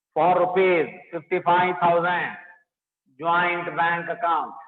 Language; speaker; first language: English; non-native, local second language; Kannada